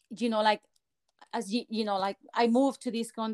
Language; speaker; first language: English; non-native, fluent; Spanish